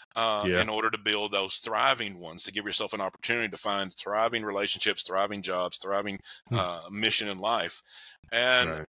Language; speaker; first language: English; native; English